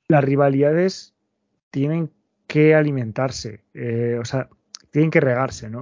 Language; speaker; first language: Spanish; native; Spanish